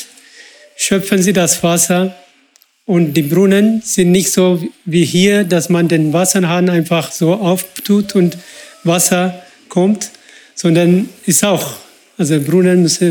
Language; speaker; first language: German; non-native, fluent; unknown